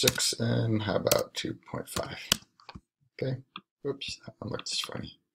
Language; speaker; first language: English; native; English